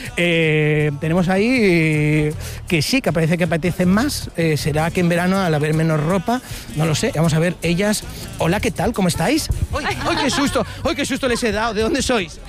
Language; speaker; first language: Spanish; native; Spanish